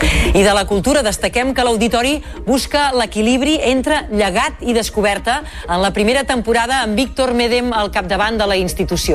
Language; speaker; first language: Catalan; native; Catalan